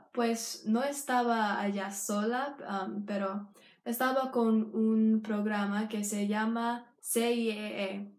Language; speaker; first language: Spanish; non-native, learner; English